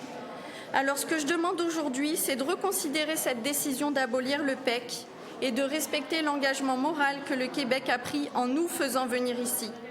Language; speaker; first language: French; native; French